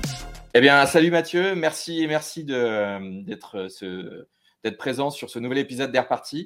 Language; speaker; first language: French; native; French